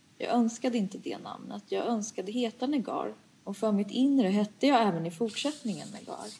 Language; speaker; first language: Swedish; early bilingual, other home language; Persian